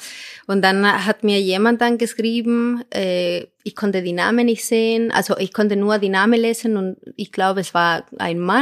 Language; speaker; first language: German; non-native, fluent; Spanish